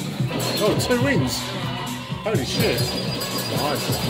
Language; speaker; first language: English; native; English